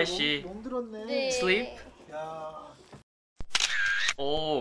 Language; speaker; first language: English; non-native, learner; Korean